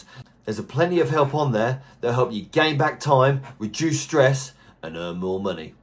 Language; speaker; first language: English; native; English